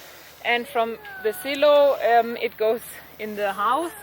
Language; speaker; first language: English; non-native, learner; German